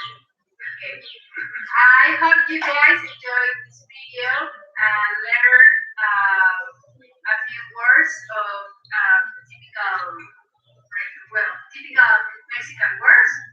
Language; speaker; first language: English; non-native, learner; Spanish